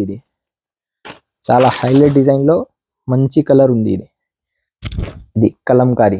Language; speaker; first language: Telugu; non-native, local second language; Urdu